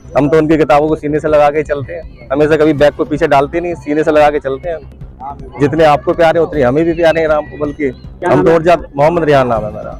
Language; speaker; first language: Hindi; native; Hindi